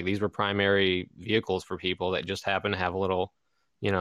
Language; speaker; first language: English; native; English